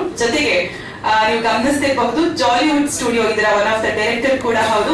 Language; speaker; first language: Kannada; native; Kannada